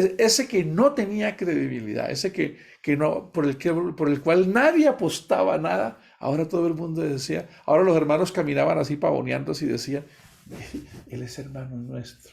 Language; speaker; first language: Spanish; native; Spanish